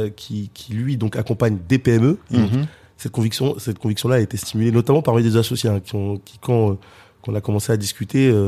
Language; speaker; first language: French; native; French